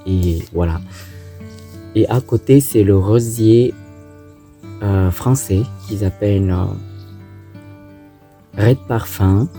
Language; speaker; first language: French; non-native, fluent; Thai